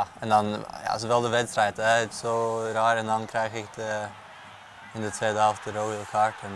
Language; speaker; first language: Dutch; non-native, fluent; Norwegian